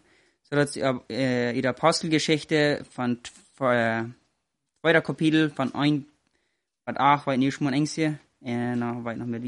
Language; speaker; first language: German; non-native, learner; Plautdietsch